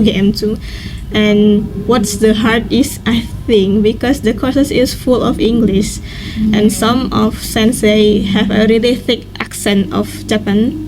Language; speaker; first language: English; non-native, learner; Indonesian